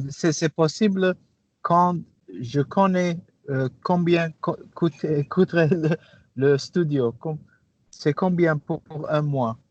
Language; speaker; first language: French; non-native, learner; English